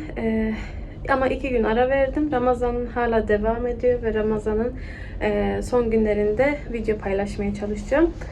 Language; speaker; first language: Turkish; early bilingual, heritage; Turkish